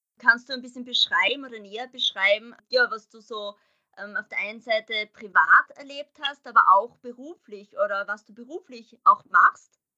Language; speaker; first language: German; native; German